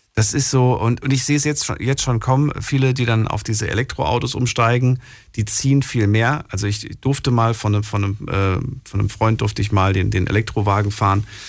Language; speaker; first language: German; native; German